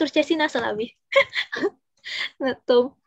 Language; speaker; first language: Turkish; non-native, learner; Indonesian